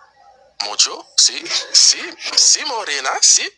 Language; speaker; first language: Spanish; non-native, learner; Haitian Creole